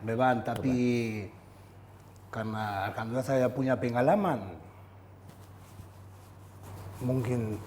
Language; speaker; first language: Indonesian; non-native, fluent; Spanish